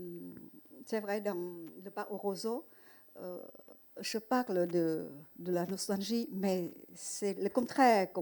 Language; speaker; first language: French; non-native, fluent; Vietnamese